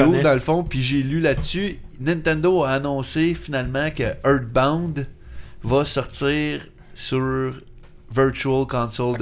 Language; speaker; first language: French; native; French